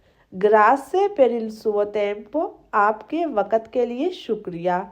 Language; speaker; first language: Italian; non-native, fluent; Urdu